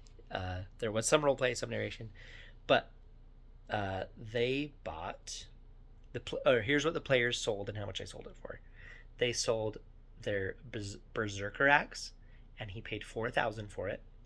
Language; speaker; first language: English; native; English